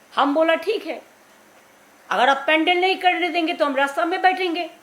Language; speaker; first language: Hindi; non-native, local second language; Bangla